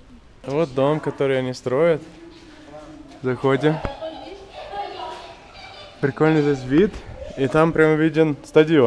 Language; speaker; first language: Russian; non-native, fluent; English